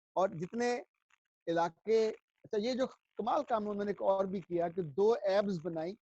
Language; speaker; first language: Urdu; non-native, local second language; Punjabi